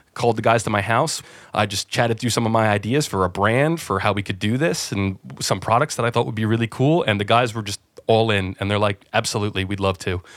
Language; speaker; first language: English; native; English